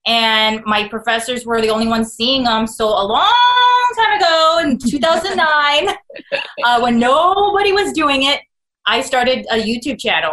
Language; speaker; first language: English; native; English